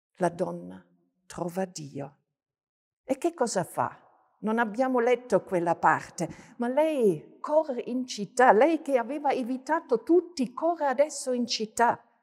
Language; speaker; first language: Italian; non-native, fluent; German